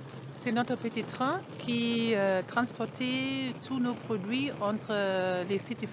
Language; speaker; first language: French; non-native, fluent; German